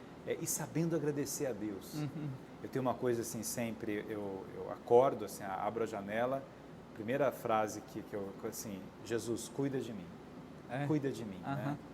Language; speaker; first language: Portuguese; native; Portuguese